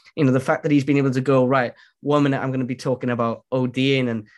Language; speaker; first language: English; native; English